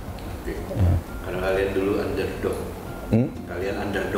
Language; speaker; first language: Indonesian; native; Indonesian